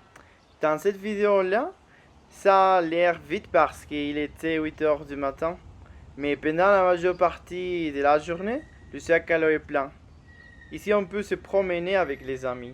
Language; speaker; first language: French; non-native, fluent; Spanish